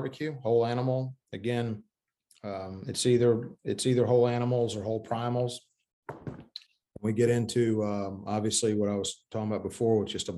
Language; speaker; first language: English; native; English